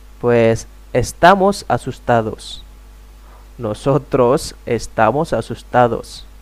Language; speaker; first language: Spanish; non-native, fluent; Indonesian